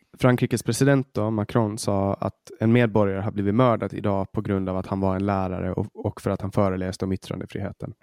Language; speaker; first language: Swedish; native; Swedish